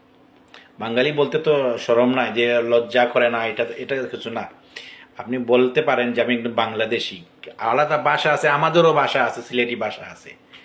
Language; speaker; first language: Bangla; non-native, local second language; Sylheti